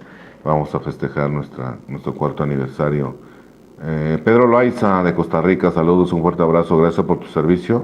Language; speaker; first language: Spanish; native; Spanish